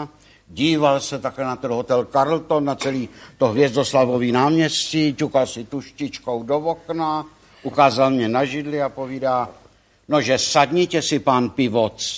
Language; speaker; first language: Czech; native; Czech